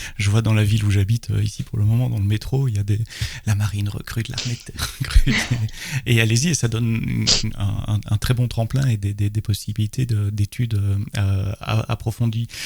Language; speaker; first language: French; native; French